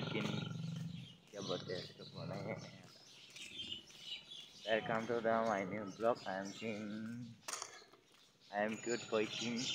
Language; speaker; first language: Hindi; non-native, local second language; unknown